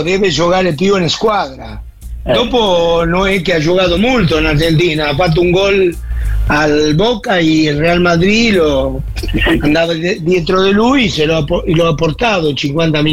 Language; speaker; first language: Italian; non-native, fluent; Spanish